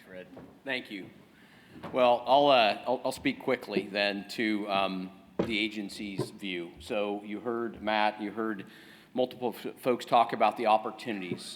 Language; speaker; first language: English; native; English